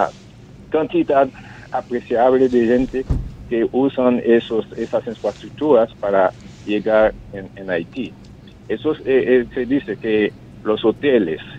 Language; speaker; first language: Spanish; non-native, fluent; Haitian Creole